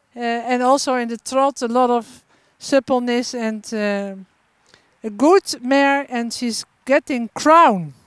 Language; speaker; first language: English; non-native, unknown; Dutch